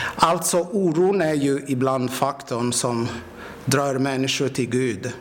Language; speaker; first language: Swedish; non-native, fluent; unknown